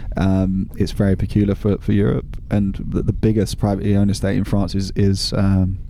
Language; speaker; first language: English; native; English